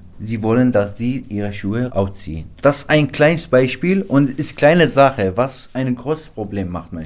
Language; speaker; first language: German; non-native, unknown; Arabic